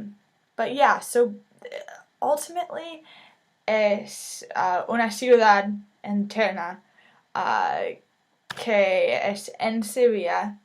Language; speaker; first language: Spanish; non-native, fluent; English